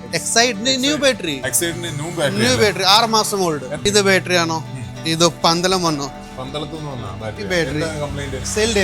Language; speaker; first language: Malayalam; non-native, learner; Kannada